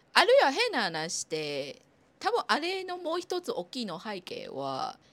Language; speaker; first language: Japanese; non-native, fluent; Chinese